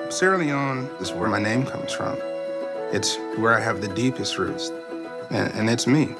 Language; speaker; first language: English; early bilingual, other home language; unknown